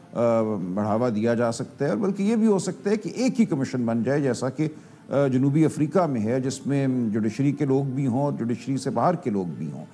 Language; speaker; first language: Urdu; native; Urdu